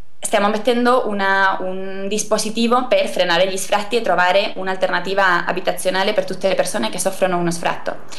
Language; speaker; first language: Italian; non-native, fluent; Spanish